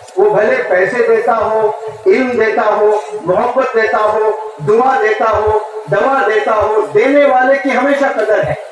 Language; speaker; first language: Urdu; native; Urdu